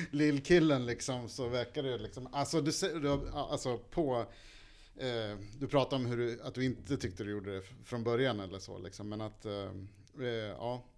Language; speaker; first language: Swedish; native; Swedish